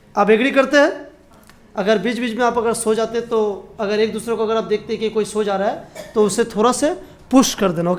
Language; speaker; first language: Hindi; non-native, local second language; Bangla